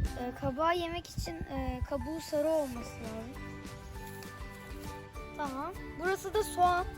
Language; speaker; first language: Turkish; early bilingual, heritage; Turkish